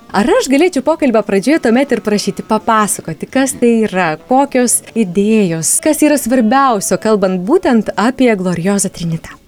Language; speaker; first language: Lithuanian; native; Lithuanian